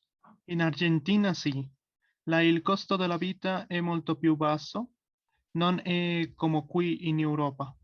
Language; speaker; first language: Italian; non-native, learner; Spanish